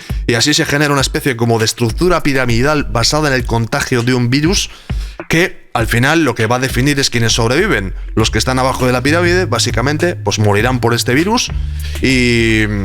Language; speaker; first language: Spanish; native; Spanish